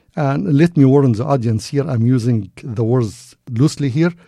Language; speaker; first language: English; non-native, fluent; Arabic